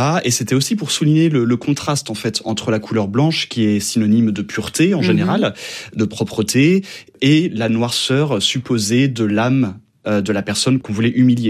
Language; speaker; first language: French; native; French